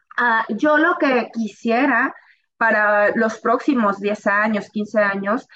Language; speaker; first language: Spanish; native; Spanish